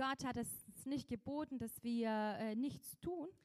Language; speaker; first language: German; non-native, local second language; Russian